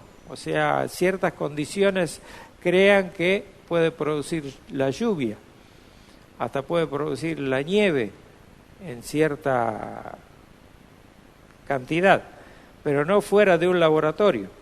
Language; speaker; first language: Spanish; native; Spanish